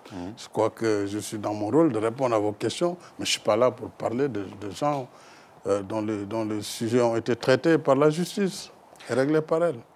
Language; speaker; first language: French; non-native, local second language; Fula